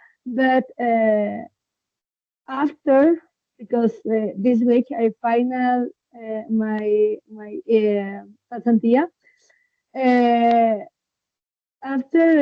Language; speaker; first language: English; non-native, learner; Spanish